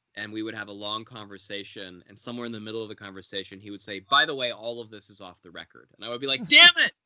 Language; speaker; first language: English; native; English